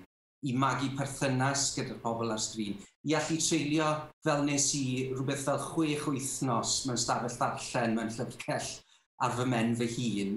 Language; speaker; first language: Welsh; native; Welsh